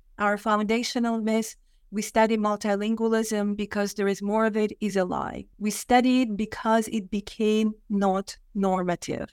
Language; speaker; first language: English; non-native, fluent; Russian